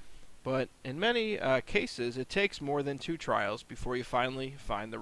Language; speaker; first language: English; native; English